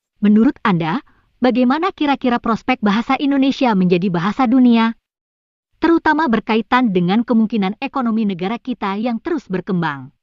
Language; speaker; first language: Indonesian; native; Indonesian